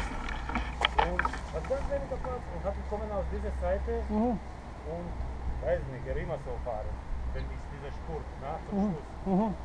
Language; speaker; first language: German; non-native, learner; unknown